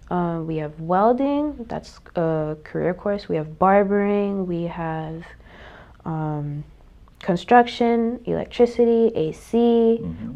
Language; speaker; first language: English; native; English